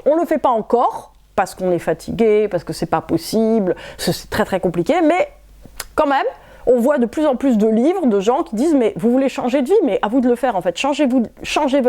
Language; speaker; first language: French; native; French